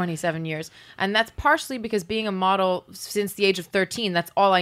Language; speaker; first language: English; native; English